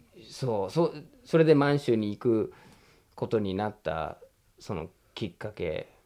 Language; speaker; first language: Japanese; non-native, fluent; English